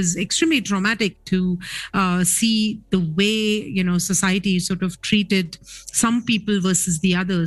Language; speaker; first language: English; non-native, local second language; Tamil